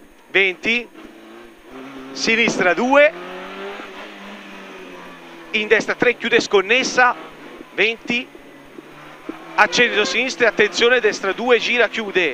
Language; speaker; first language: Italian; native; Italian